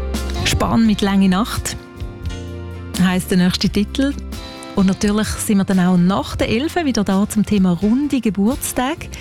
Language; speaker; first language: German; native; German